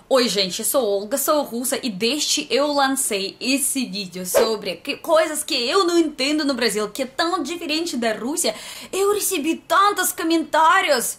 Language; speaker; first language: Portuguese; non-native, learner; Russian